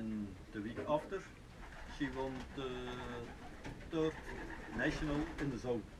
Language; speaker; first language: English; non-native, learner; Dutch